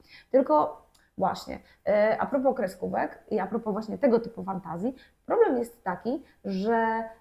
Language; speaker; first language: Polish; native; Polish